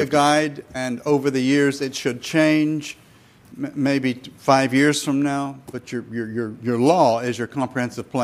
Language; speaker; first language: English; native; English